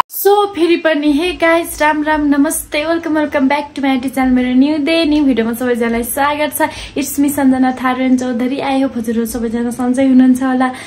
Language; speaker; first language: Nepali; non-native, local second language; Dangaura Tharu